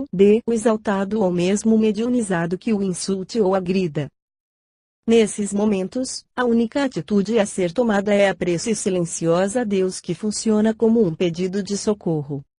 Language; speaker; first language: Portuguese; native; Portuguese